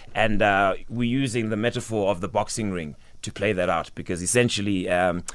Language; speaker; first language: English; non-native, local second language; Xhosa